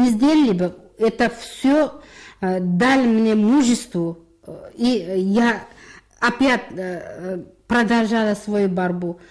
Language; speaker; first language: Russian; non-native, local second language; Uzbek